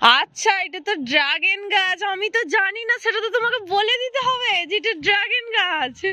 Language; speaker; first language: Bangla; native; Bangla